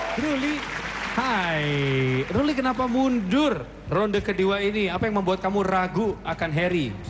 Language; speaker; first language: Indonesian; native; Indonesian